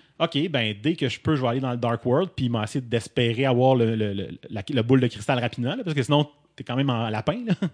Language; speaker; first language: French; native; French